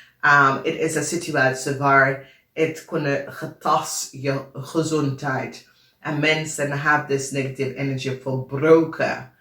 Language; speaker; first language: Dutch; non-native, learner; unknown